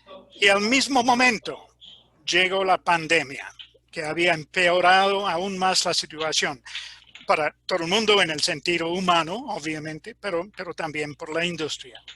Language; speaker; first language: Spanish; non-native, fluent; English